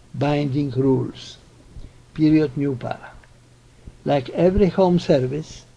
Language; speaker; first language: English; non-native, fluent; Polish